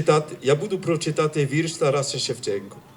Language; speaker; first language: Ukrainian; non-native, learner; French